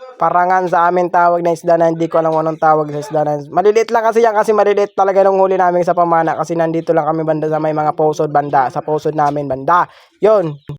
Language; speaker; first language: Filipino; non-native, local second language; Masbatenyo